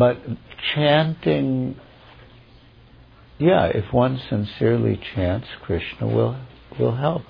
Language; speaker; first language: English; native; English